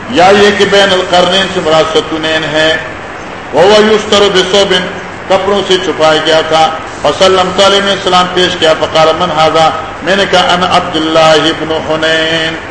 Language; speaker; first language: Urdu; non-native, local second language; Northern Hindko